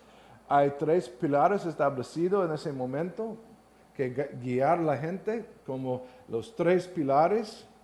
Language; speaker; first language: Spanish; non-native, learner; English